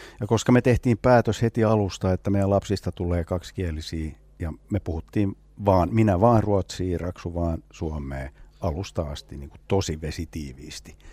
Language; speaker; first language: Finnish; native; Finnish